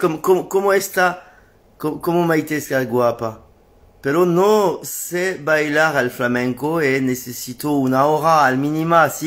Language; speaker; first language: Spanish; non-native, learner; French